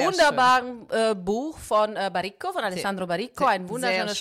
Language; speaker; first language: German; non-native, fluent; Italian